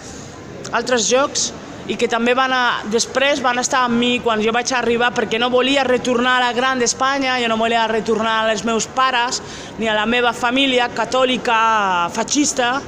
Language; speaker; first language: Catalan; non-native, local second language; Spanish